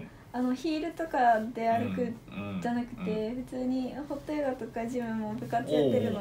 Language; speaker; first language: Japanese; early bilingual, other home language; Portuguese